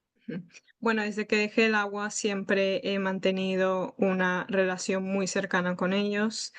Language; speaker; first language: Spanish; native; Spanish